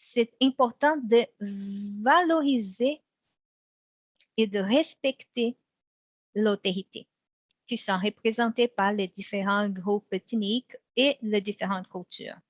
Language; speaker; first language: French; non-native, fluent; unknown